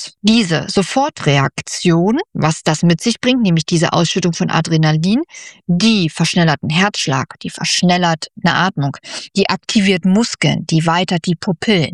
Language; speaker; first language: German; native; German